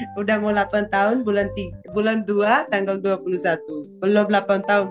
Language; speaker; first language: Indonesian; non-native, fluent; Punjabi